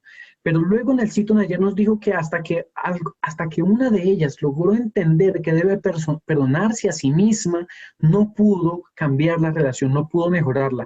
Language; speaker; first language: Spanish; native; Spanish